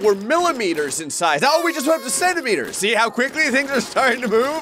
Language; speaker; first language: English; native; English